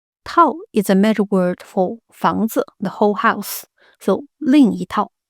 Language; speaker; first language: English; non-native, fluent; Chinese